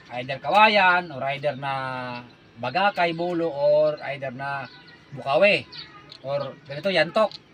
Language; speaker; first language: Filipino; non-native, local second language; Cebuano